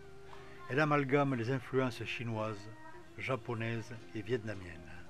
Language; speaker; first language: French; native; French